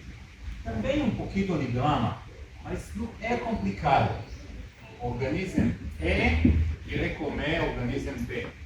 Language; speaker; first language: Portuguese; early bilingual, heritage; Hebrew